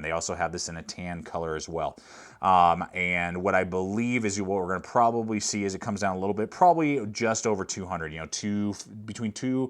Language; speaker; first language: English; native; English